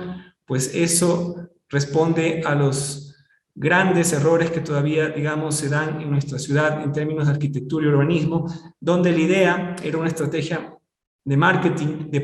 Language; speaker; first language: Spanish; native; Spanish